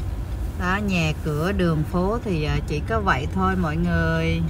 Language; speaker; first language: Vietnamese; native; Vietnamese